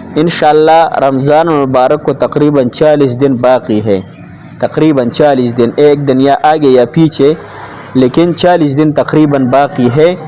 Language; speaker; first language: Urdu; non-native, local second language; Pashto